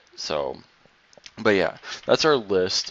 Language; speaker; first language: English; native; English